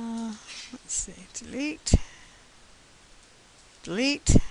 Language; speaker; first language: English; native; English